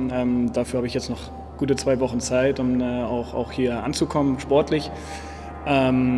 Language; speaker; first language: German; native; German